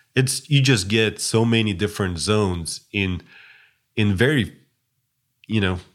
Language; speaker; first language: English; non-native, fluent; Russian